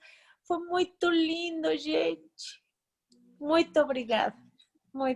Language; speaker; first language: Portuguese; non-native, fluent; Spanish